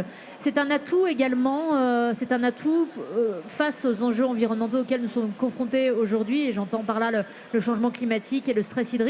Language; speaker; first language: French; native; French